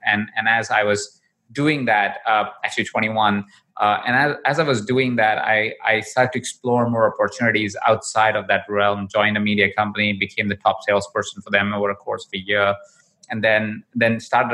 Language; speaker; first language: English; non-native, local second language; Hindi